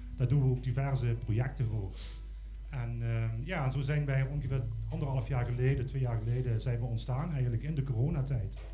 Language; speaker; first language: Dutch; native; Dutch